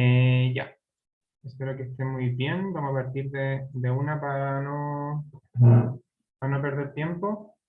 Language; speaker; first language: Spanish; native; Spanish